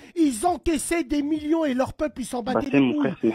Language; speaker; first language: French; native; French